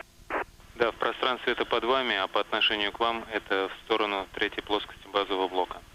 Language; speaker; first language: Russian; native; Russian